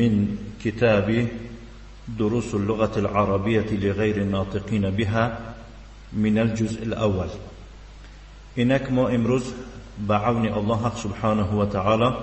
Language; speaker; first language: Arabic; non-native, fluent; Tajik